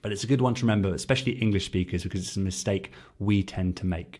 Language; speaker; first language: English; native; English